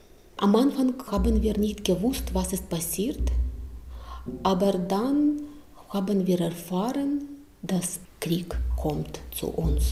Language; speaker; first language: German; non-native, learner; Ukrainian